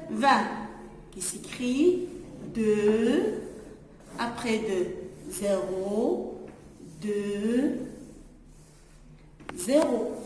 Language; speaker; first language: French; non-native, local second language; Arabic